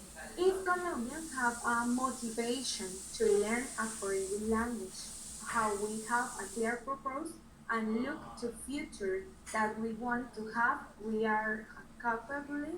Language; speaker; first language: English; non-native, learner; Spanish